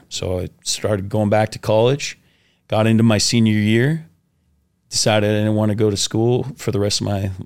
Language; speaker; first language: English; native; English